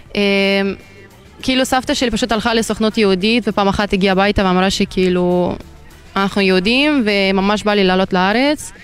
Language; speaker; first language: Hebrew; non-native, fluent; Azerbaijani